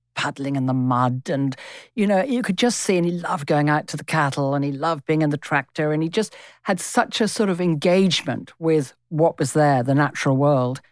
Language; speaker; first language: English; native; English